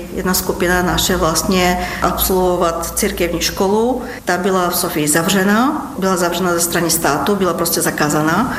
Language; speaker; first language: Czech; non-native, fluent; Bulgarian